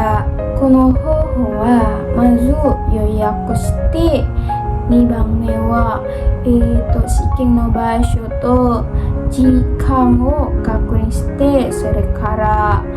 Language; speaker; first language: Japanese; non-native, learner; Indonesian